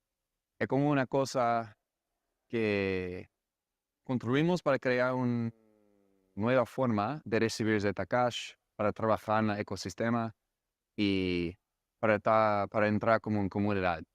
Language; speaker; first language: Spanish; non-native, fluent; English